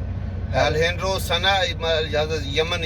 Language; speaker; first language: Arabic; non-native, learner; Urdu